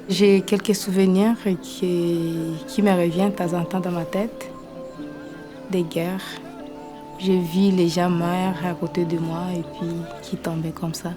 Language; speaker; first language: French; non-native, local second language; Swahili